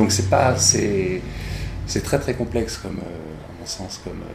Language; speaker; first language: French; native; French